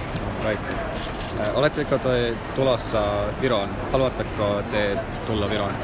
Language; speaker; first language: Finnish; non-native, learner; Estonian